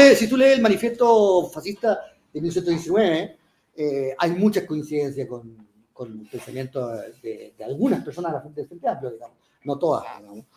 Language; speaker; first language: Spanish; native; Spanish